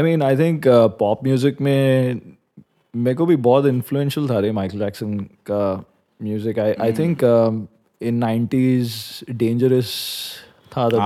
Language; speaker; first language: English; non-native, local second language; Hindi